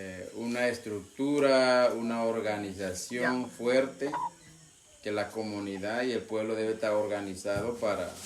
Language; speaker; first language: Spanish; non-native, local second language; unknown